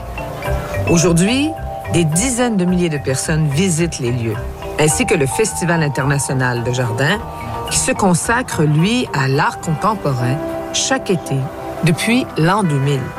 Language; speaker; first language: French; native; French